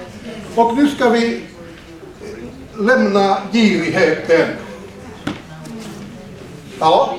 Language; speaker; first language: Swedish; non-native, fluent; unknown